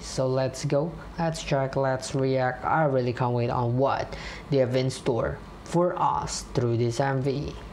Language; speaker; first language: English; non-native, fluent; Indonesian